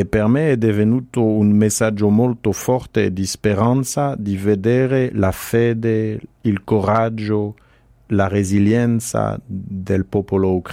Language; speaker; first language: Italian; non-native, fluent; French